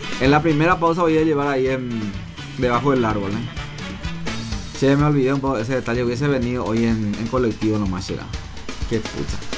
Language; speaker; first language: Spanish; non-native, local second language; Guarani